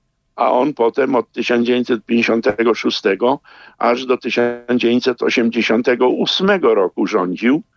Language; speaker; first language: Polish; native; Polish